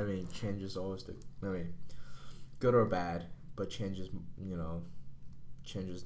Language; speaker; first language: English; non-native, fluent; Chinese